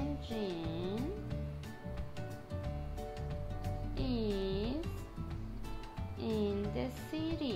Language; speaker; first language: English; non-native, fluent; Spanish